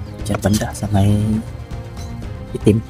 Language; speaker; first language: Filipino; native; Filipino